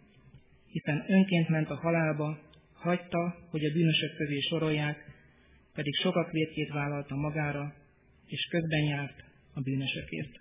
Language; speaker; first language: Hungarian; native; Hungarian